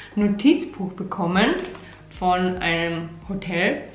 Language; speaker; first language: German; native; German